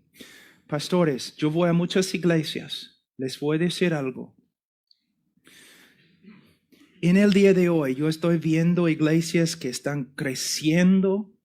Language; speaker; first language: Spanish; non-native, fluent; English